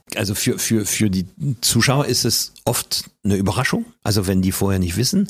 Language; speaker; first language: German; non-native, fluent; French